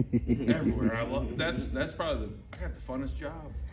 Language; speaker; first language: English; native; English